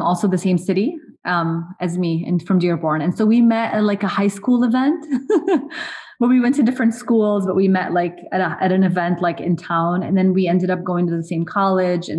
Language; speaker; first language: English; early bilingual, other home language; Arabic